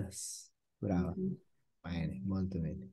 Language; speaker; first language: Italian; non-native, fluent; Spanish